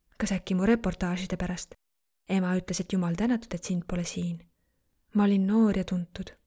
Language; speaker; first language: Estonian; non-native, fluent; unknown